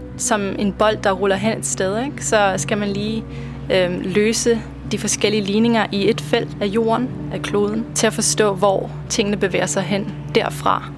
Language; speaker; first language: Danish; non-native, fluent; Italian